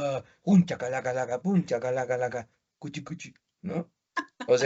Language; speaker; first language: Spanish; native; Spanish